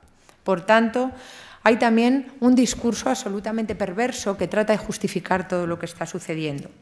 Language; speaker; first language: Spanish; native; Spanish